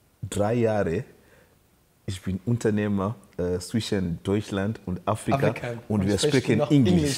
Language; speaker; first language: German; non-native, learner; Shona